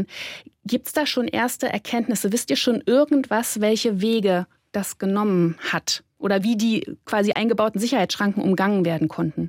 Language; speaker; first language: German; native; German